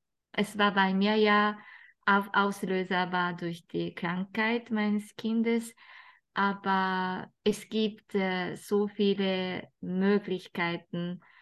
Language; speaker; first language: German; non-native, fluent; Japanese